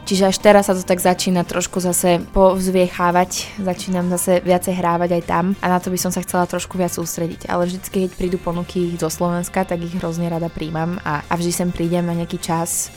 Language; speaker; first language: Slovak; native; Slovak